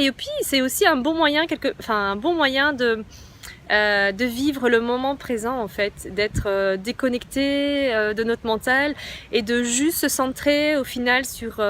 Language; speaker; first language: French; native; French